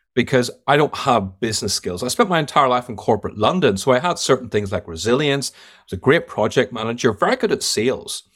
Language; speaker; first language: English; native; English